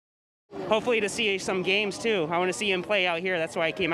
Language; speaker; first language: English; native; English